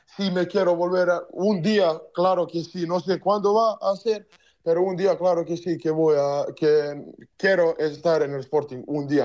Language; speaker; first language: Spanish; non-native, learner; Serbian